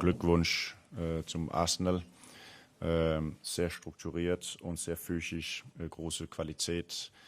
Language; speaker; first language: German; non-native, learner; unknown